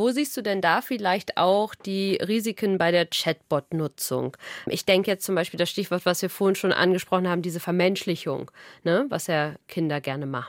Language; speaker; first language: German; native; German